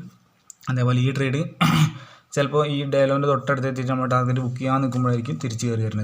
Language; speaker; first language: Malayalam; native; Malayalam